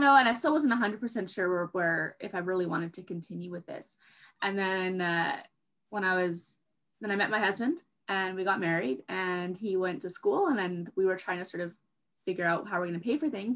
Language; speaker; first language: English; native; English